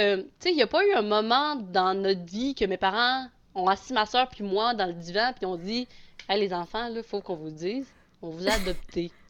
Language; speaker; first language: French; native; French